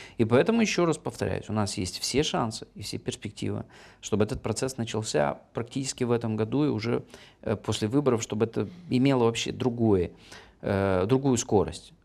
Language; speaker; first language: Russian; native; Russian